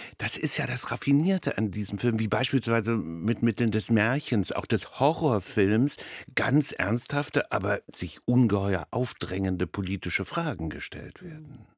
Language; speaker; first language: German; native; German